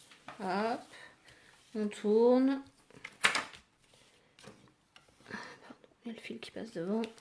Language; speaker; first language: French; native; French